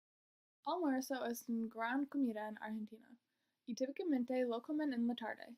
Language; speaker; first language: Spanish; non-native, learner; English